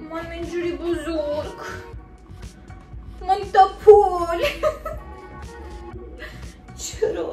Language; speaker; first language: Persian; non-native, learner; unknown